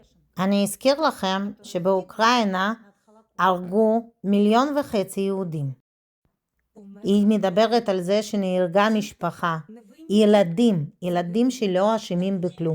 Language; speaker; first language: Hebrew; non-native, fluent; Russian